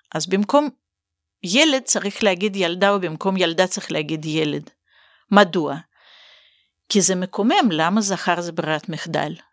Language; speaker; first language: Hebrew; native; Hebrew